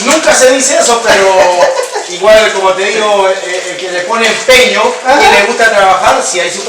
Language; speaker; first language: Spanish; native; Spanish